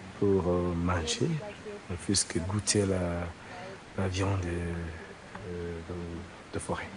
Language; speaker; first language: French; non-native, local second language; Kinyarwanda